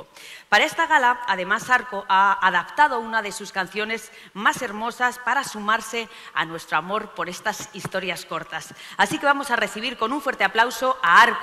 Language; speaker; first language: Spanish; native; Spanish